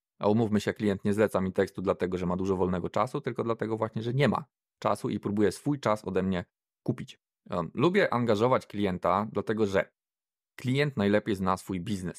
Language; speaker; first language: Polish; native; Polish